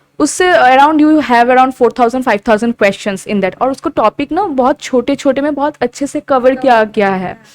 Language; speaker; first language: Hindi; non-native, local second language; Assamese